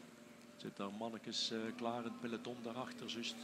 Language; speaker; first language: Dutch; native; Dutch